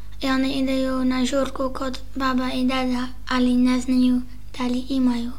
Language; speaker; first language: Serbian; early bilingual, heritage; Serbian